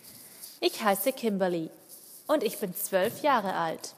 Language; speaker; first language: German; non-native, learner; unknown